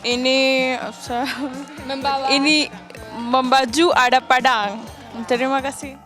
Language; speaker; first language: Indonesian; non-native, learner; Japanese